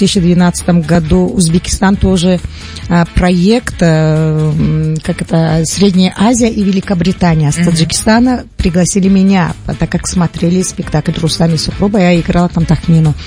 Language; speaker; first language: Russian; non-native, local second language; Tajik